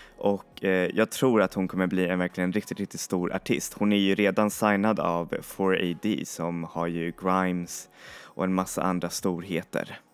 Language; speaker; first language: Swedish; non-native, fluent; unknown